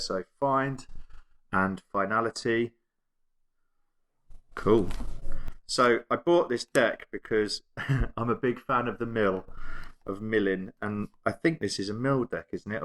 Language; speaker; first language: English; native; English